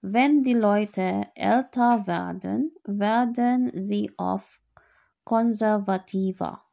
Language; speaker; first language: German; non-native, learner; Filipino